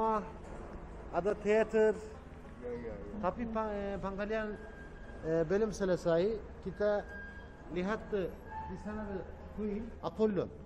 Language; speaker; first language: Indonesian; non-native, learner; Turkish